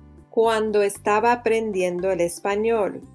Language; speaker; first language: Spanish; non-native, fluent; English